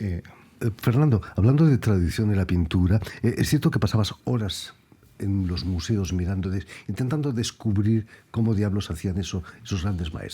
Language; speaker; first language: Spanish; native; Spanish